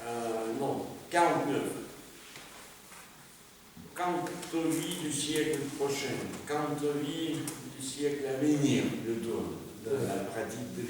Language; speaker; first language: French; non-native, fluent; Russian